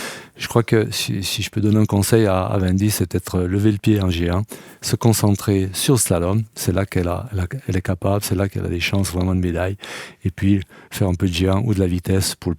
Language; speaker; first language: French; native; French